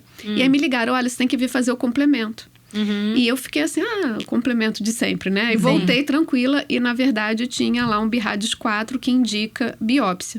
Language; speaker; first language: Portuguese; native; Portuguese